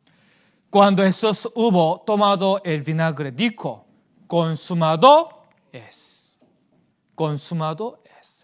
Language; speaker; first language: Spanish; non-native, fluent; Korean